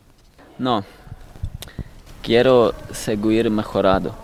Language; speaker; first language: Spanish; non-native, learner; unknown